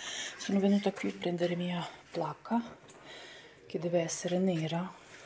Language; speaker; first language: Italian; non-native, fluent; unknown